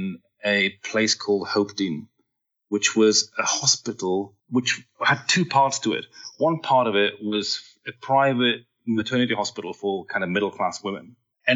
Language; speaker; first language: English; native; English